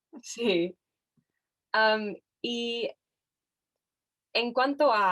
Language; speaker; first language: Spanish; non-native, fluent; English